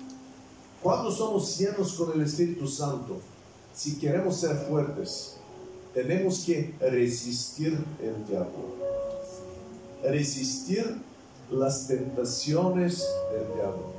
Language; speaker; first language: Spanish; non-native, fluent; Bulgarian